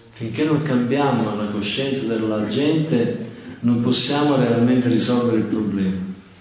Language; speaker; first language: Italian; native; Italian